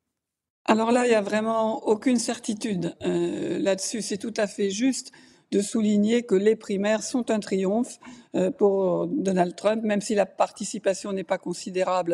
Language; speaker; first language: French; native; French